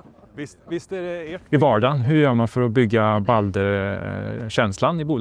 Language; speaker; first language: Swedish; native; Swedish